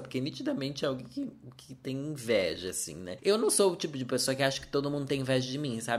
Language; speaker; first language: Portuguese; native; Portuguese